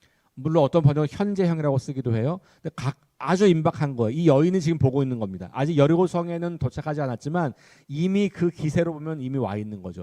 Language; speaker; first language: Korean; native; Korean